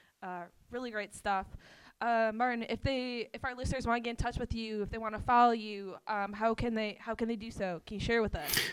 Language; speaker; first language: English; native; English